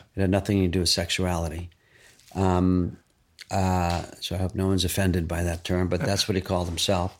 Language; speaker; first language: English; native; English